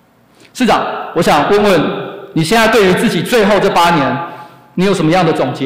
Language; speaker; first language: Chinese; native; Chinese